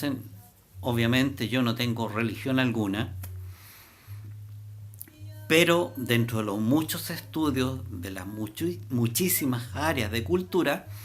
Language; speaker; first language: Spanish; native; Spanish